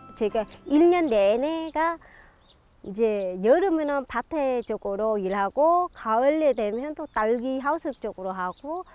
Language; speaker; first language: Korean; non-native, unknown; Vietnamese